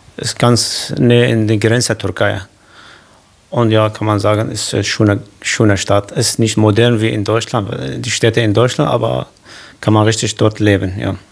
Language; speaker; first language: German; non-native, learner; Kurdish